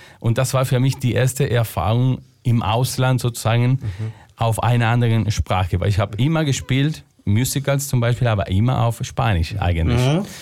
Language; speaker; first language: German; non-native, fluent; Spanish